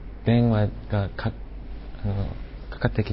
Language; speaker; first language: Japanese; non-native, fluent; Korean